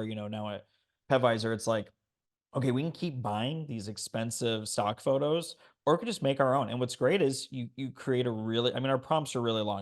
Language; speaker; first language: English; native; English